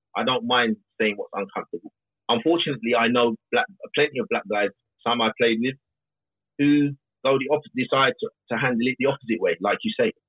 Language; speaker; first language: English; native; English